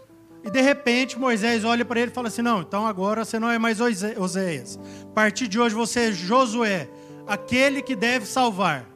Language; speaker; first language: Portuguese; native; Portuguese